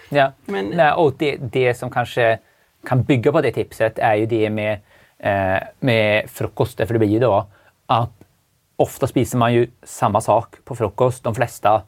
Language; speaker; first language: Swedish; native; Swedish